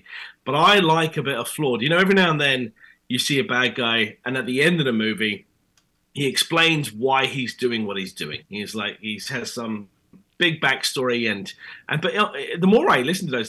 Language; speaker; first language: English; native; English